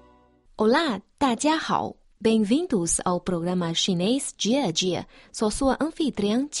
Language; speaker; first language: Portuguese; non-native, fluent; Chinese